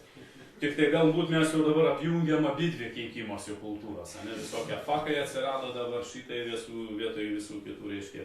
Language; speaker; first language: Lithuanian; native; Lithuanian